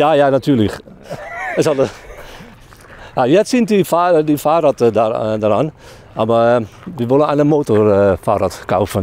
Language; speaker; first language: German; non-native, learner; Dutch